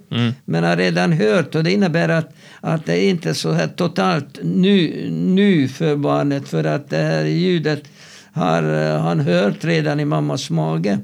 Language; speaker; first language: Swedish; non-native, fluent; Hungarian